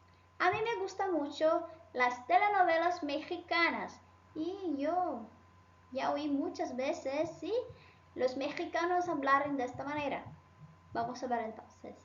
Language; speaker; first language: Spanish; non-native, fluent; Portuguese